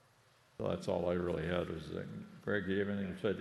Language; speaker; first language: English; native; English